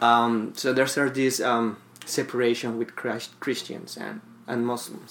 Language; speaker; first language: English; non-native, fluent; Spanish